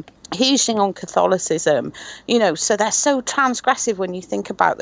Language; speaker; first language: English; native; English